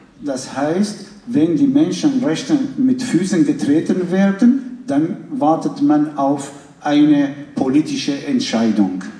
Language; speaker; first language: German; non-native, fluent; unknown